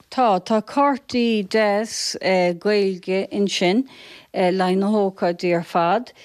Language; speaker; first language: Irish; native; Irish